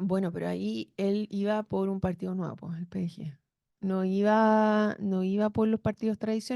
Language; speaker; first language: Spanish; native; Spanish